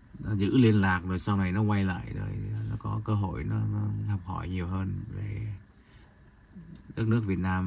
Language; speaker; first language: Vietnamese; early bilingual, heritage; Vietnamese